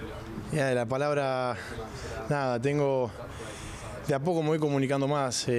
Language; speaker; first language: Spanish; native; Spanish